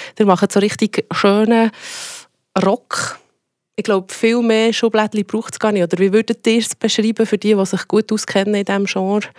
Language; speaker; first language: German; native; German